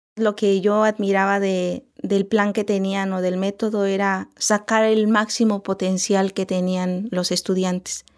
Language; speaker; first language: Spanish; non-native, local second language; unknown